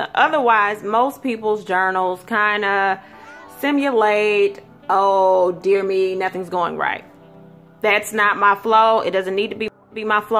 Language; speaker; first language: English; native; English